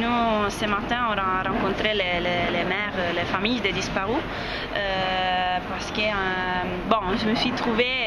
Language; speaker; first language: French; non-native, fluent; Italian